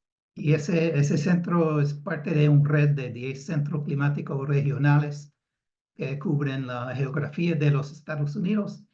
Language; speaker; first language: Spanish; non-native, fluent; English